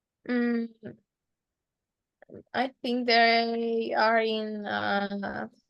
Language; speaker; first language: English; non-native, learner; Spanish